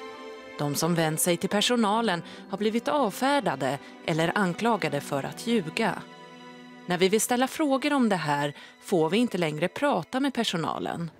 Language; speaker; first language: Swedish; native; Swedish